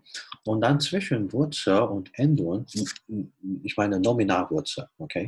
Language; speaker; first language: German; non-native, fluent; Chinese